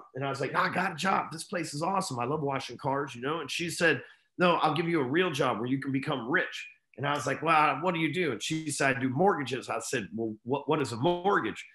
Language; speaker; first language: English; native; English